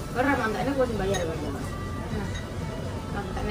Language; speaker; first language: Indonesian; non-native, local second language; Javanese